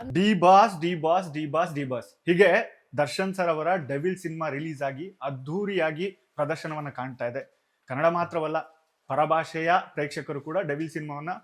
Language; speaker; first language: Kannada; native; Kannada